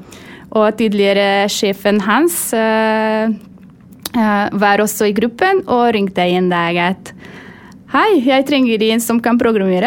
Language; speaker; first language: Norwegian; non-native, fluent; Hungarian